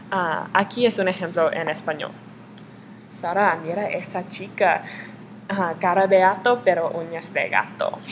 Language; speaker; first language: Spanish; non-native, learner; English